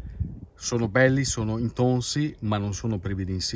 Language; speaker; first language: Italian; native; Italian